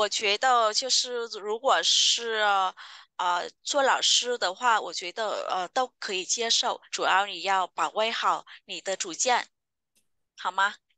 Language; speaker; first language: Chinese; non-native, fluent; Vietnamese